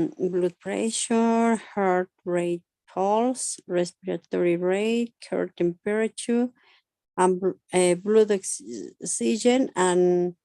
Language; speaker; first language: English; non-native, learner; Spanish